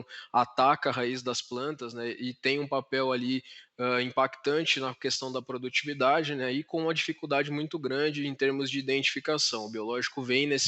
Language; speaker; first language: Portuguese; native; Portuguese